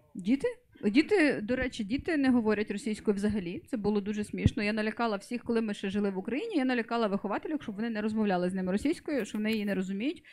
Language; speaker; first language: Ukrainian; non-native, local second language; Russian